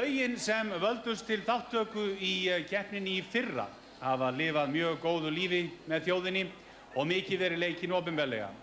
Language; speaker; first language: Icelandic; native; Icelandic